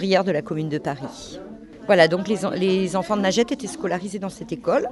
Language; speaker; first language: French; native; French